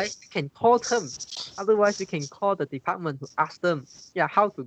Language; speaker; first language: English; non-native, fluent; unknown